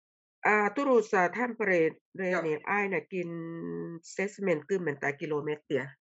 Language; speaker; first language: Finnish; non-native, learner; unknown